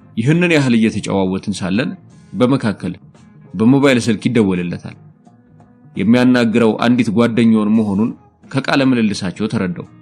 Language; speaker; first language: Amharic; native; Amharic